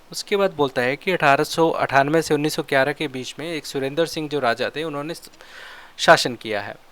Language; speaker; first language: Hindi; non-native, local second language; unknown